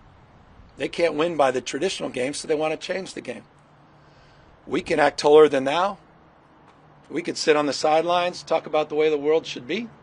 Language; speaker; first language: English; native; English